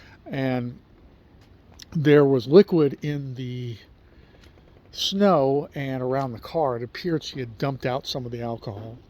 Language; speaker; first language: English; native; English